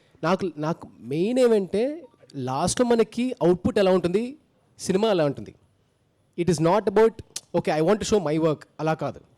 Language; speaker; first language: Telugu; early bilingual, heritage; Telugu